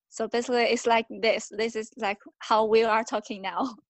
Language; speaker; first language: English; non-native, fluent; Chinese